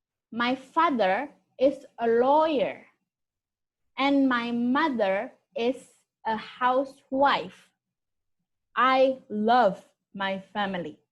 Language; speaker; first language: English; non-native, fluent; Indonesian